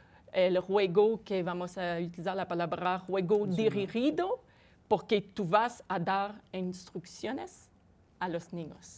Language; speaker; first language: Spanish; non-native, fluent; French